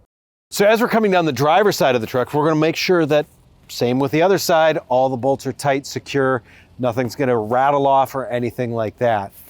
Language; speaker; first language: English; native; English